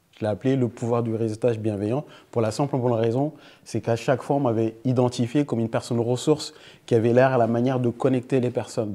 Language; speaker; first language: French; early bilingual, other home language; Fula